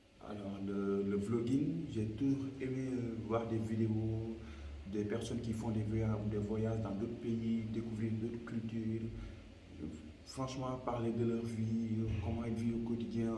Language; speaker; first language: French; non-native, local second language; Wolof